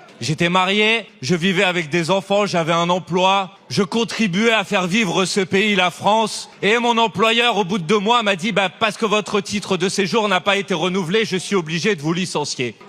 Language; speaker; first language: French; native; French